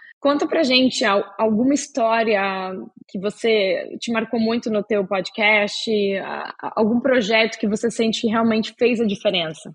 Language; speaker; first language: Portuguese; native; Portuguese